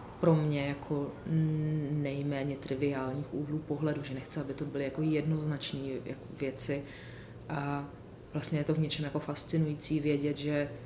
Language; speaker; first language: Czech; native; Czech